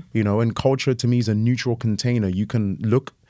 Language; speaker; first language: English; native; English